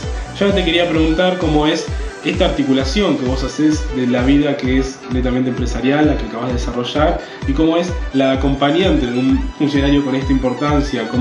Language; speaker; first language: Spanish; native; Spanish